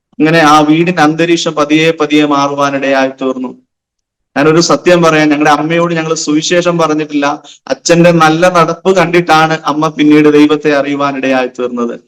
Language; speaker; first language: Malayalam; non-native, local second language; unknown